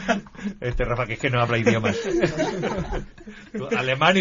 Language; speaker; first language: Spanish; native; Spanish